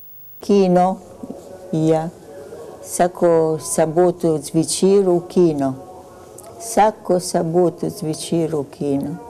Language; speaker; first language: Slovenian; early bilingual, heritage; Slovenian